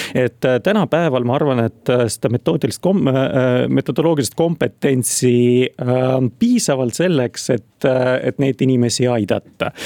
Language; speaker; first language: Estonian; non-native, local second language; Russian